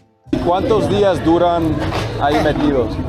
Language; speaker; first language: Spanish; non-native, fluent; English